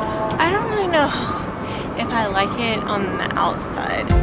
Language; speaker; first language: English; native; English